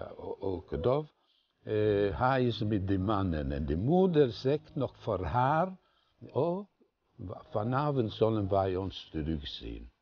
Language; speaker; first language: Dutch; non-native, fluent; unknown